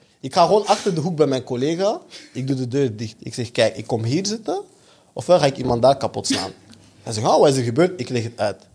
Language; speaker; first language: Dutch; early bilingual, other home language; French